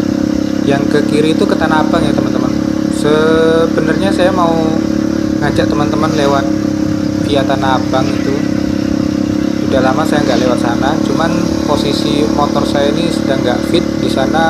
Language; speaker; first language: Indonesian; native; Indonesian